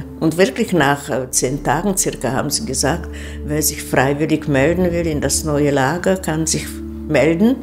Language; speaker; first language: German; non-native, fluent; Czech